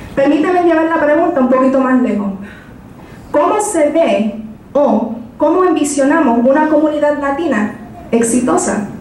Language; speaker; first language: Spanish; early bilingual, heritage; Spanish